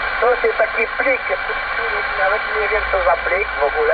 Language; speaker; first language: Polish; non-native, learner; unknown